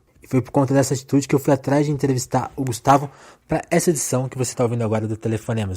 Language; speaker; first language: Portuguese; native; Portuguese